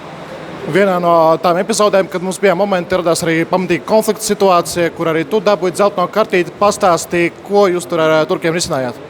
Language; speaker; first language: Latvian; native; Latvian